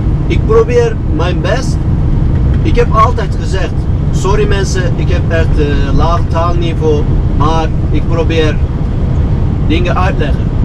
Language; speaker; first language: Dutch; non-native, fluent; Turkish